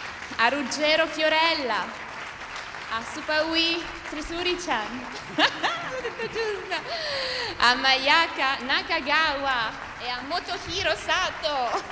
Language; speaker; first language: Italian; native; Italian